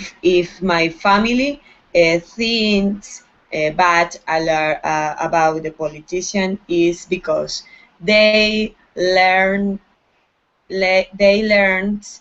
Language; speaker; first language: English; non-native, learner; Spanish